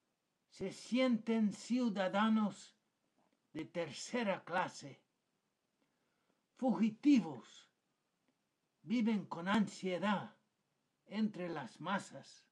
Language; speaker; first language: Spanish; non-native, fluent; English